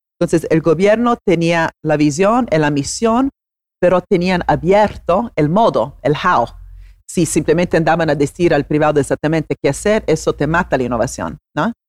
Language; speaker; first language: Spanish; non-native, fluent; Italian